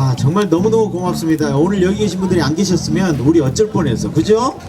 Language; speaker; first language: Korean; native; Korean